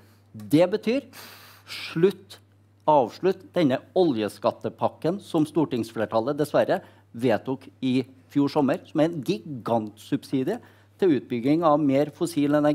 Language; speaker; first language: Norwegian; native; Norwegian